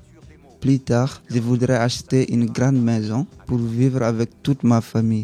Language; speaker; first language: French; non-native, learner; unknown